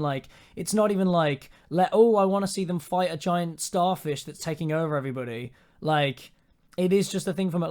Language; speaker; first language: English; native; English